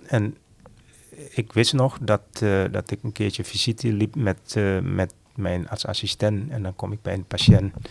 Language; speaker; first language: Dutch; non-native, fluent; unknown